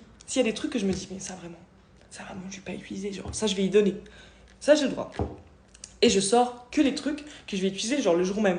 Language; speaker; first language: French; native; French